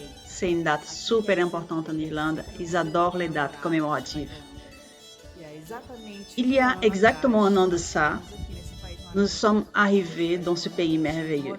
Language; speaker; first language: French; non-native, fluent; Portuguese